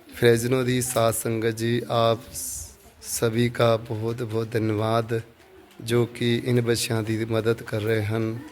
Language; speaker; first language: Punjabi; non-native, local second language; Hindi